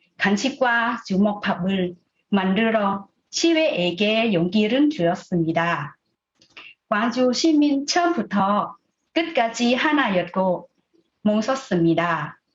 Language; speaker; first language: Korean; non-native, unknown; Thai